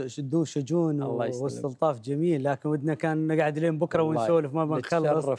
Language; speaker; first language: Arabic; native; Arabic